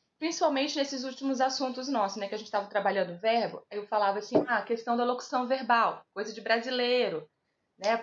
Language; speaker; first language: Portuguese; native; Portuguese